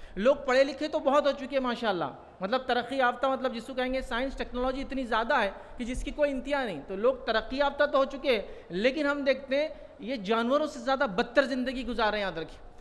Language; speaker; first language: Urdu; native; Urdu